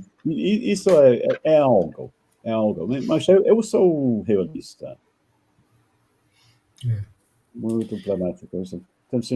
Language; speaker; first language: Portuguese; non-native, fluent; English